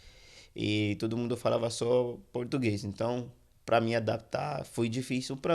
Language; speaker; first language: Portuguese; non-native, fluent; Haitian Creole